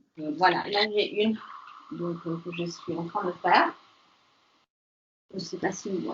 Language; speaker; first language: French; non-native, fluent; Spanish